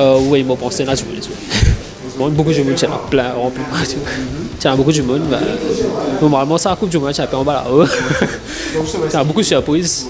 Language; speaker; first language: French; non-native, local second language; Morisyen